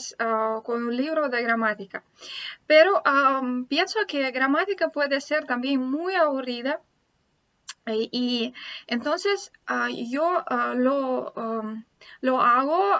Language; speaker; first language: Spanish; non-native, fluent; Russian